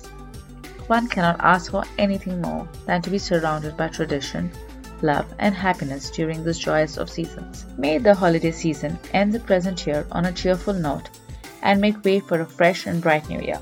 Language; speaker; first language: English; non-native, local second language; Hindi